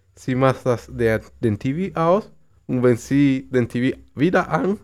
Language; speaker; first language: German; non-native, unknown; Spanish